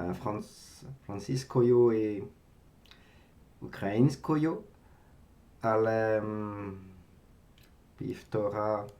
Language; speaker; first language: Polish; non-native, learner; French